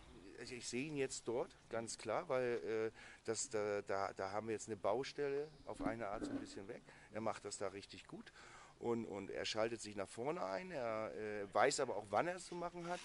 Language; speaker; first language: German; native; German